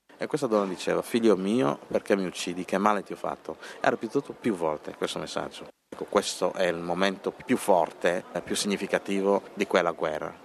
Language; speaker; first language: Italian; non-native, fluent; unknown